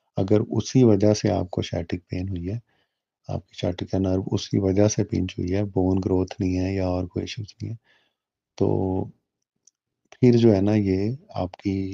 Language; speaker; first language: Urdu; native; Urdu